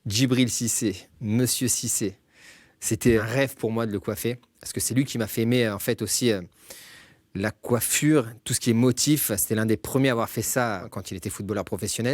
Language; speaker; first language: French; native; French